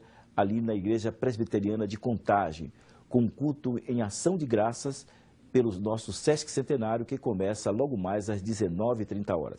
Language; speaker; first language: Portuguese; native; Portuguese